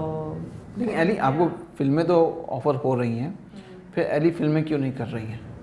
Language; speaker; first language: Hindi; native; Hindi